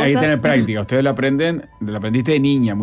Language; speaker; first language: Spanish; native; Spanish